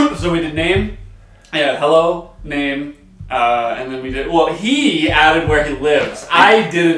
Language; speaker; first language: English; native; English